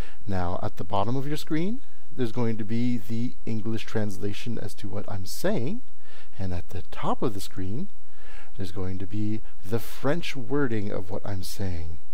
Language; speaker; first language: English; native; English